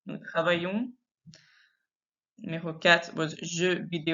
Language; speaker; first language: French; non-native, fluent; English